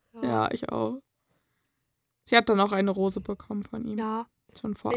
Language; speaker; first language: German; native; German